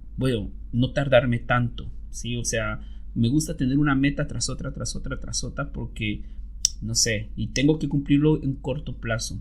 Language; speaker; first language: Spanish; native; Spanish